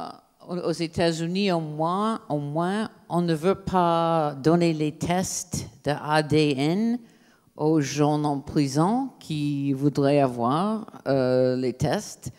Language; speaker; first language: French; non-native, fluent; English